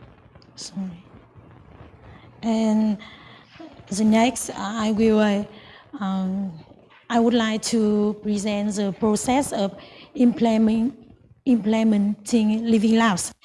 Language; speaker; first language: English; non-native, learner; Vietnamese